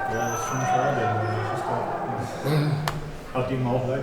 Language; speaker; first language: German; non-native, fluent; Swedish